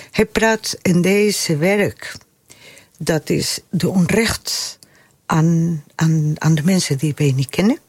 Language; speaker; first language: Dutch; non-native, fluent; Spanish